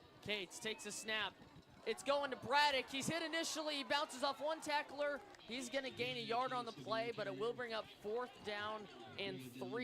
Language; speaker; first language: English; native; English